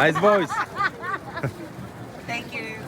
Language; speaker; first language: English; non-native, fluent; Polish